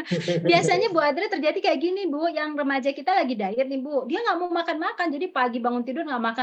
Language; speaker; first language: Indonesian; native; Indonesian